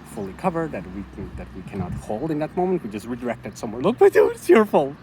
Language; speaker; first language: English; non-native, fluent; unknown